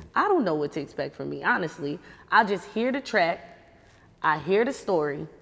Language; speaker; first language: English; native; English